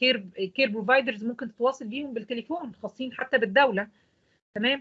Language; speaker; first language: Arabic; native; Arabic